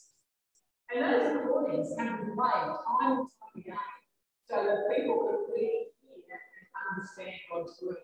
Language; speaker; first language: English; native; English